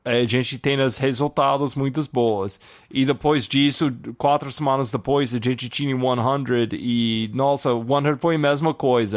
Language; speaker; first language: Portuguese; non-native, fluent; English